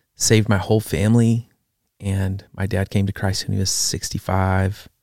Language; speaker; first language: English; native; English